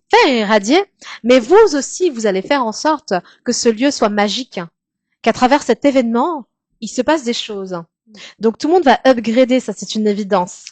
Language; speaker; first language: French; native; French